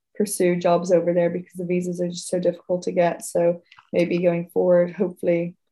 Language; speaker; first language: English; native; English